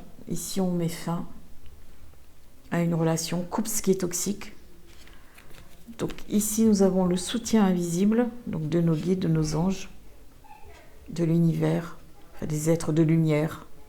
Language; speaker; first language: French; native; French